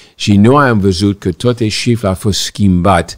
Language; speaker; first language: Romanian; early bilingual, heritage; Romanian